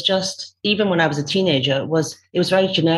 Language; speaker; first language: English; non-native, local second language; Cantonese